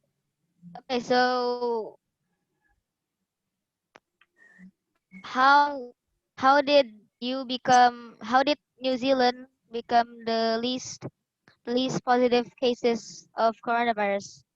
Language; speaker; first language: English; non-native, learner; Indonesian